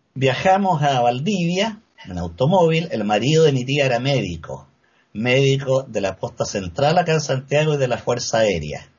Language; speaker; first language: Spanish; native; Spanish